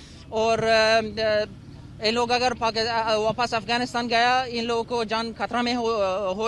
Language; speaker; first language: Hindi; non-native, fluent; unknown